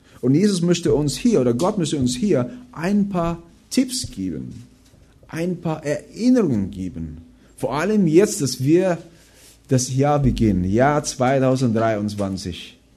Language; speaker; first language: German; non-native, fluent; Filipino